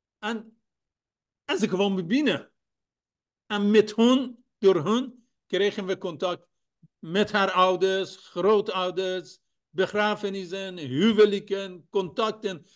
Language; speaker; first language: Dutch; non-native, fluent; Persian